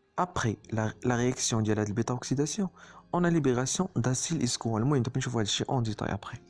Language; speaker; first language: French; non-native, local second language; Arabic